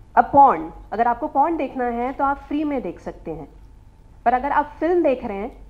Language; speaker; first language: Hindi; native; Hindi